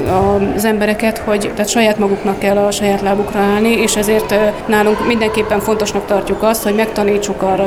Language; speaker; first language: Hungarian; native; Hungarian